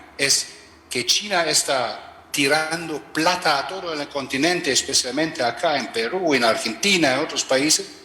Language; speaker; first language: Spanish; non-native, fluent; German